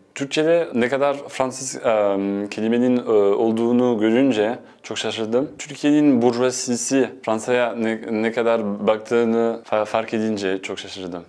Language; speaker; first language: Turkish; non-native, fluent; French